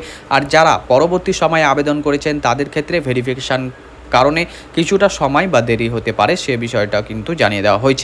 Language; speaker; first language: Bangla; native; Bangla